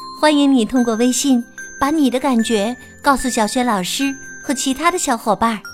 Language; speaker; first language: Chinese; native; Chinese